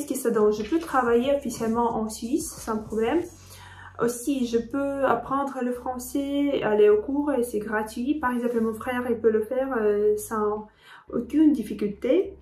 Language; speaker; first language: French; non-native, fluent; Ukrainian